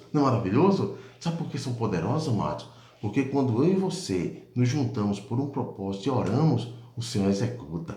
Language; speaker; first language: Portuguese; native; Portuguese